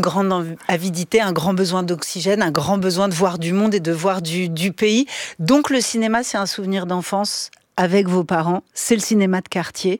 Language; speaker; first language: French; native; French